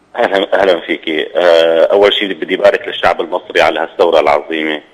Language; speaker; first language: Arabic; native; Arabic